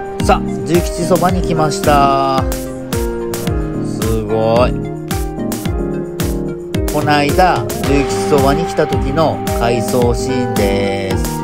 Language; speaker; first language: Japanese; native; Japanese